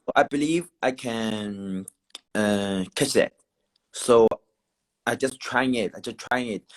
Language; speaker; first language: English; non-native, learner; Chinese